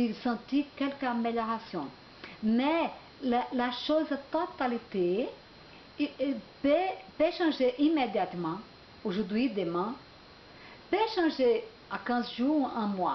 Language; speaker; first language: French; non-native, learner; Portuguese